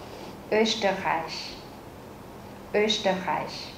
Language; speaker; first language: German; non-native, fluent; Vietnamese